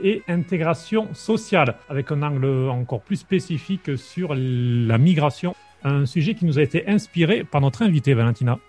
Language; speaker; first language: French; native; French